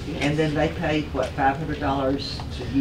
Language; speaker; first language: English; native; English